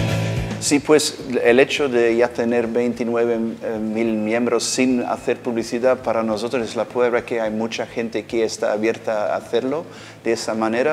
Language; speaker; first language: Spanish; non-native, fluent; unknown